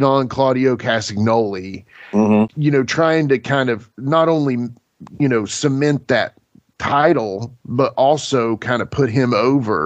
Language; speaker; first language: English; native; English